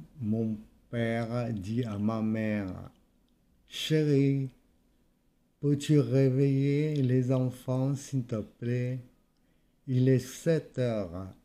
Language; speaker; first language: French; non-native, fluent; Vietnamese